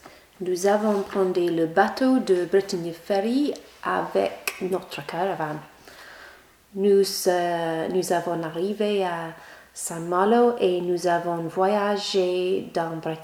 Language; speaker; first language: French; non-native, learner; English